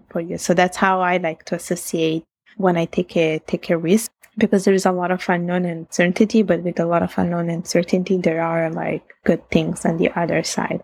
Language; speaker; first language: English; non-native, fluent; Italian